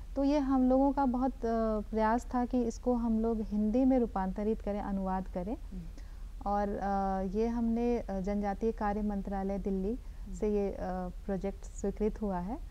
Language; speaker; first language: Hindi; native; Hindi